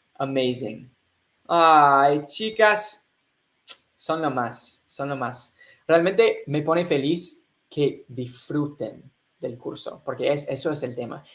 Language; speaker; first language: Spanish; non-native, fluent; English